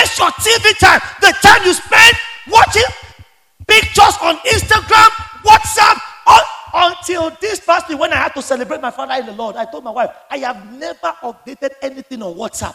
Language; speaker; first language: English; non-native, local second language; Yoruba